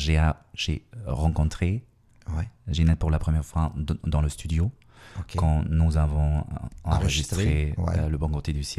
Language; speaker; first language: French; non-native, learner; Russian